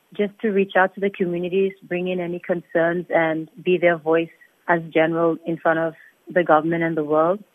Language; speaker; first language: English; non-native, fluent; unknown